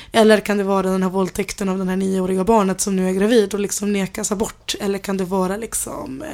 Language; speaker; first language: Swedish; early bilingual, other home language; Spanish